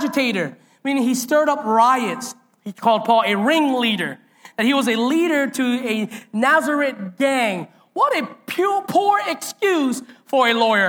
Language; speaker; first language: English; native; English